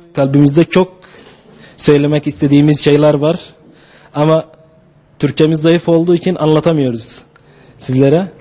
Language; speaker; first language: Turkish; non-native, learner; Arabic